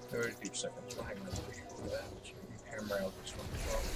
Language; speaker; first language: English; native; English